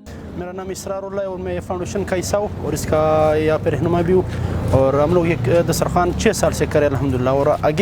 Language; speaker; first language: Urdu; non-native, local second language; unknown